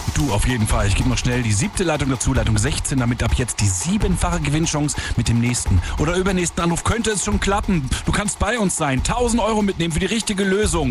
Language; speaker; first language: German; native; German